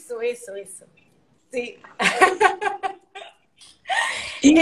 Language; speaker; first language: Portuguese; non-native, learner; Spanish